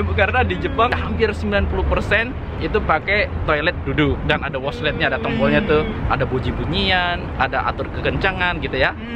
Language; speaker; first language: Indonesian; native; Indonesian